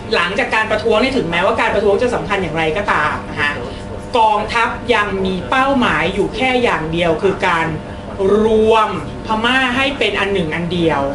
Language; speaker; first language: Thai; native; Thai